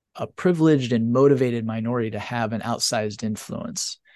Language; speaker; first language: English; native; English